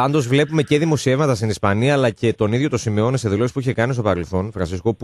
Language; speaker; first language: Greek; native; Greek